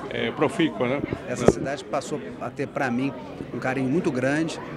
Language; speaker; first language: Portuguese; native; Portuguese